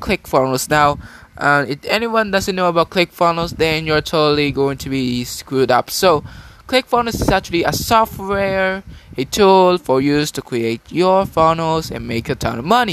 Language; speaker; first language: English; non-native, local second language; Filipino